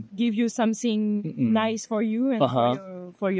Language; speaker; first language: English; non-native, learner; French